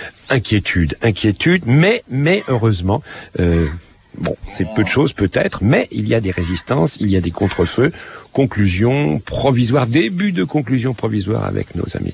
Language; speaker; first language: French; native; French